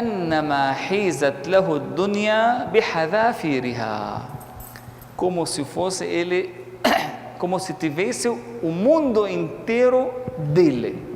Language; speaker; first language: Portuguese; non-native, fluent; Arabic